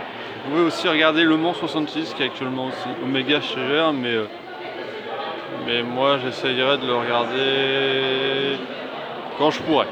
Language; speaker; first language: French; native; French